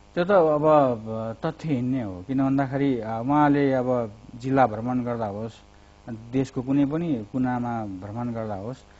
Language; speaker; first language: Nepali; native; Nepali